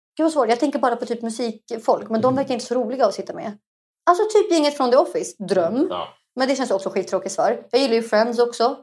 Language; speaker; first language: Swedish; early bilingual, other home language; Arabic